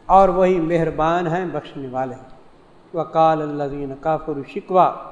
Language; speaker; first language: Urdu; non-native, local second language; Saraiki